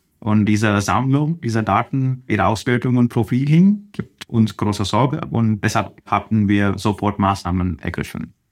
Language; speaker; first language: German; non-native, fluent; Telugu